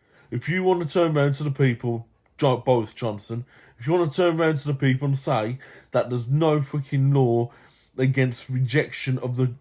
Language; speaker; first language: English; native; English